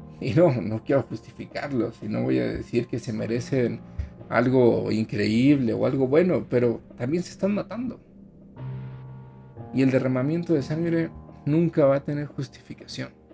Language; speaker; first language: Spanish; native; Spanish